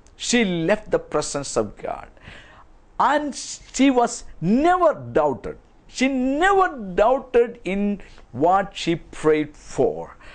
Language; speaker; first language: English; non-native, local second language; Kannada